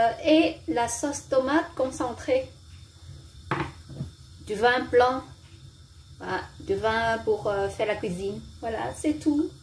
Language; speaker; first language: French; non-native, learner; Vietnamese